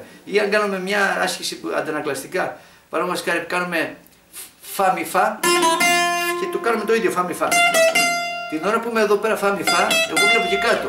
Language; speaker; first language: Greek; native; Greek